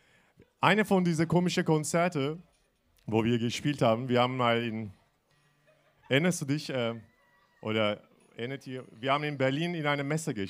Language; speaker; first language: German; non-native, fluent; Turkish